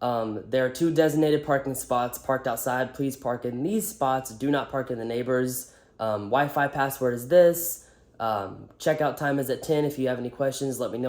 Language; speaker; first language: English; native; English